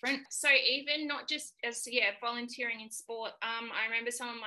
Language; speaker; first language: English; native; English